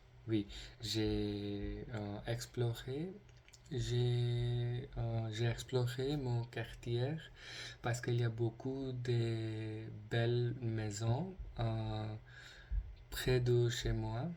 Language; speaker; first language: French; non-native, learner; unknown